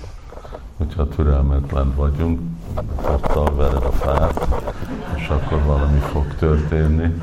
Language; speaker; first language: Hungarian; early bilingual, heritage; English